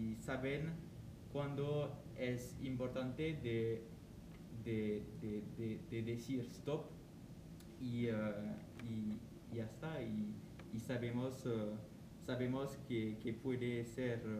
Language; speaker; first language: Spanish; non-native, learner; French